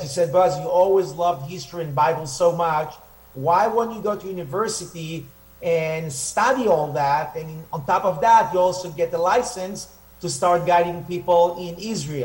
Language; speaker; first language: English; non-native, fluent; Hebrew